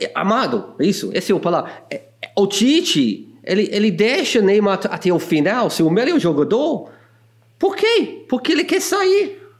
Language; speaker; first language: Portuguese; non-native, fluent; English